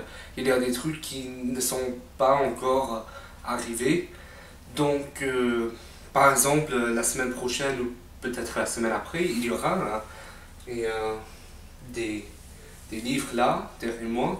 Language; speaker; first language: French; non-native, fluent; English